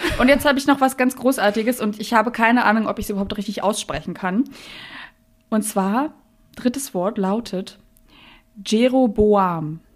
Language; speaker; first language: German; native; German